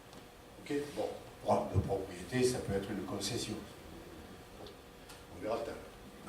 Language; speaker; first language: French; native; French